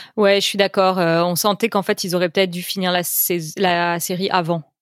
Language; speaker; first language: French; native; French